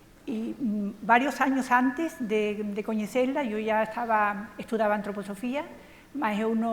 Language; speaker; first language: Portuguese; non-native, fluent; Spanish